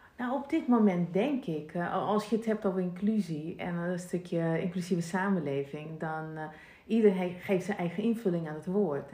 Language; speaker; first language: Dutch; non-native, fluent; Russian